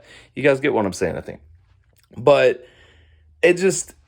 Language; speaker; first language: English; native; English